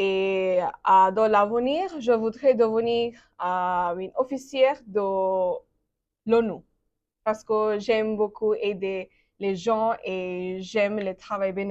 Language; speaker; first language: French; non-native, learner; Bangla